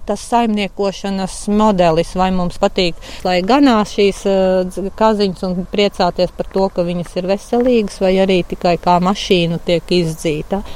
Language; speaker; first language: Latvian; native; Latvian